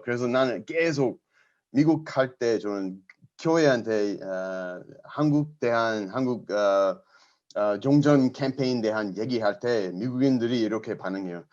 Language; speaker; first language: Korean; non-native, learner; English